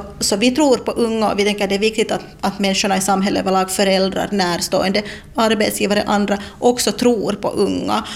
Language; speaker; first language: Swedish; native; Swedish